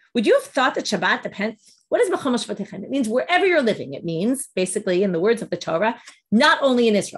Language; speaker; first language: English; native; English